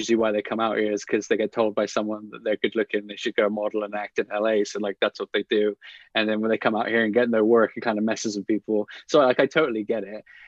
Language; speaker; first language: English; native; English